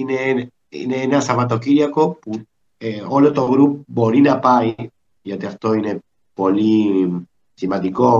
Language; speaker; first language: Greek; early bilingual, heritage; Spanish